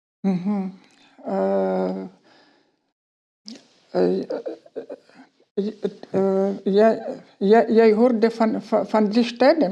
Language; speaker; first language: Dutch; non-native, learner; Ukrainian